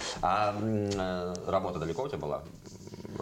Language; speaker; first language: Russian; native; Russian